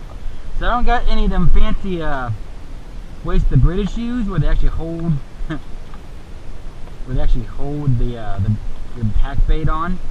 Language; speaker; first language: English; native; English